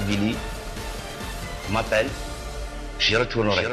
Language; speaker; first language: French; non-native, local second language; Kabyle